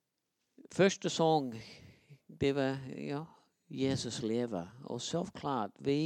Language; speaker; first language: Swedish; non-native, fluent; English